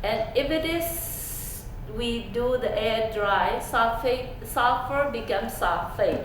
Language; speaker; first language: English; non-native, learner; Burmese